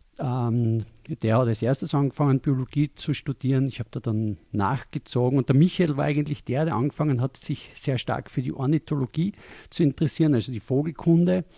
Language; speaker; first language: German; native; German